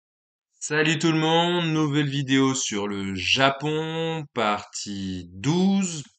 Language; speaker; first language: French; native; French